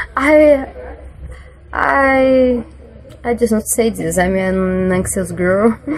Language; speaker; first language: English; non-native, learner; Portuguese